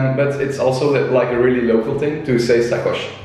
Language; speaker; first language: English; non-native, fluent; Dutch